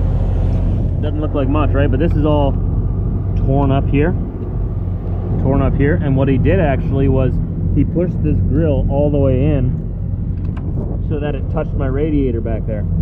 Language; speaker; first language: English; native; English